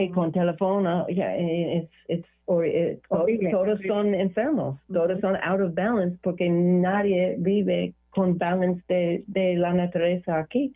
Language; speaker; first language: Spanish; non-native, learner; English